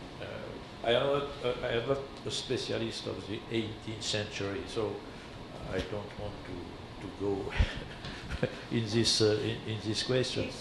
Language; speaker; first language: English; non-native, learner; French